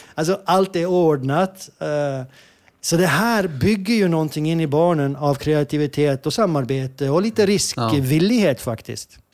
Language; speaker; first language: Swedish; non-native, fluent; Hebrew